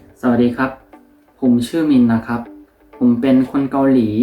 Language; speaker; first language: Thai; non-native, fluent; Korean